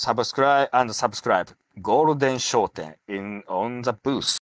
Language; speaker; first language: English; non-native, learner; Japanese